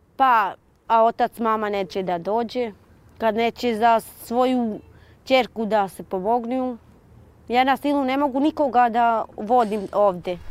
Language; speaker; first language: Serbian; non-native, local second language; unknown